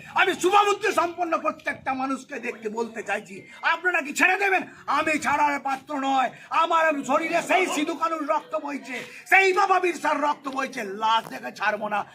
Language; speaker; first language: Bangla; non-native, local second language; Santali